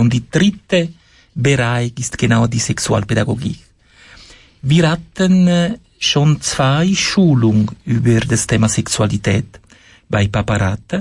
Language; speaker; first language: German; non-native, fluent; Italian